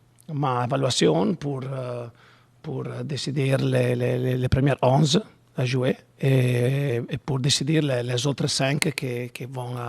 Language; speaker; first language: French; non-native, learner; Italian